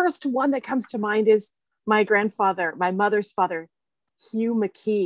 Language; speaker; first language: English; native; English